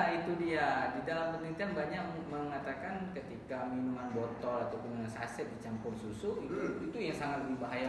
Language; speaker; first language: Indonesian; native; Indonesian